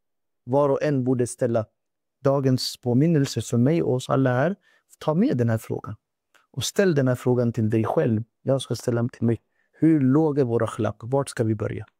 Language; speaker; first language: Swedish; non-native, fluent; Urdu